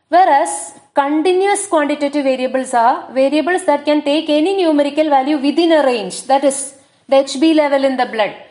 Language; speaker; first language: English; non-native, local second language; Malayalam